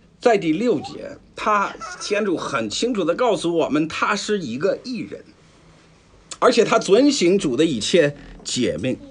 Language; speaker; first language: Chinese; non-native, fluent; English